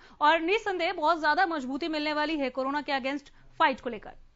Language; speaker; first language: Hindi; native; Hindi